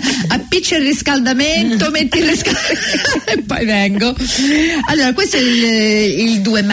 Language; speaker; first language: Italian; native; Italian